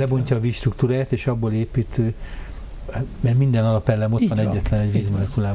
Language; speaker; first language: Hungarian; native; Hungarian